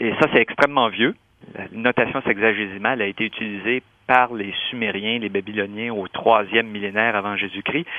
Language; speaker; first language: French; native; French